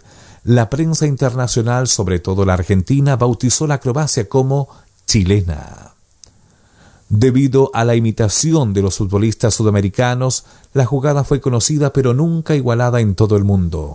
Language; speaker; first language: Spanish; native; Spanish